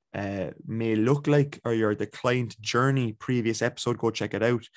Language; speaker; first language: English; native; English